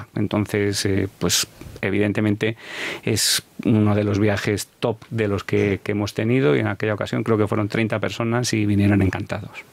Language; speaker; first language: Spanish; native; Spanish